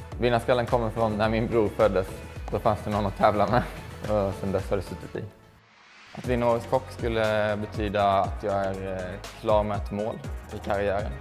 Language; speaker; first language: Swedish; native; Swedish